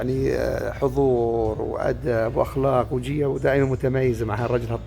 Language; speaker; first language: Arabic; native; Arabic